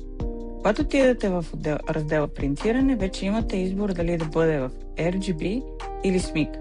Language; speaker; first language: Bulgarian; native; Bulgarian